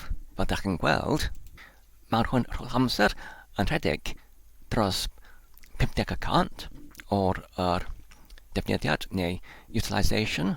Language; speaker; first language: Welsh; non-native, learner; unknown